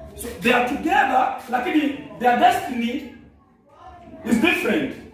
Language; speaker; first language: English; non-native, local second language; Swahili